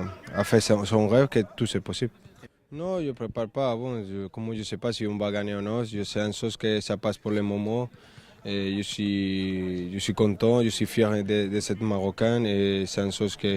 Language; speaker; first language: French; non-native, fluent; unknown